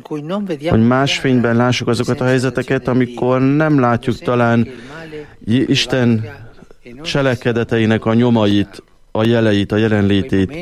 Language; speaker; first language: Hungarian; native; Hungarian